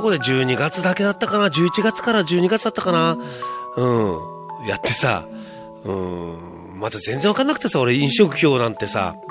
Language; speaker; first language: Japanese; native; Japanese